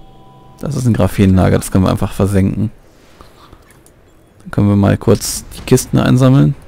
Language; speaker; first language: German; native; German